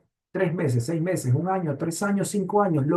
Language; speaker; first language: Spanish; native; Spanish